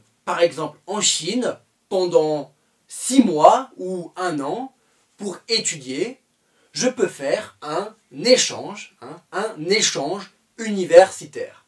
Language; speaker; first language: French; native; French